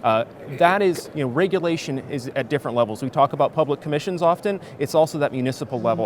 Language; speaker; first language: English; native; English